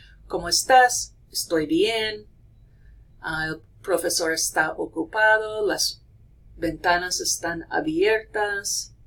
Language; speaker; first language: Spanish; non-native, fluent; English